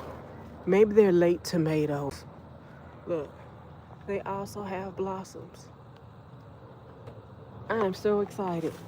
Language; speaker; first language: English; native; English